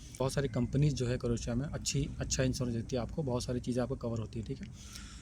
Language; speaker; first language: Hindi; native; Hindi